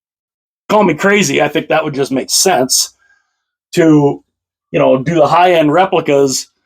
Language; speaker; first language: English; native; English